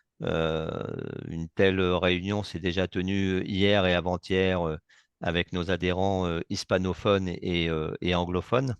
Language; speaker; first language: French; native; French